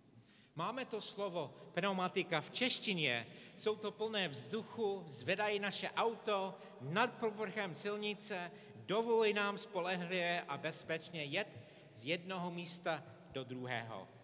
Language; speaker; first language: Czech; non-native, fluent; English